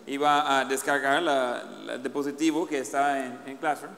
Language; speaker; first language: Spanish; native; Spanish